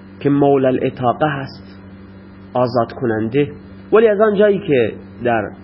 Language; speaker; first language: Persian; non-native, local second language; Baluchi